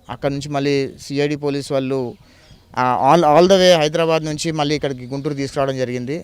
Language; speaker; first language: Telugu; native; Telugu